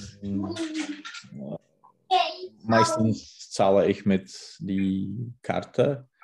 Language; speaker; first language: German; non-native, learner; Czech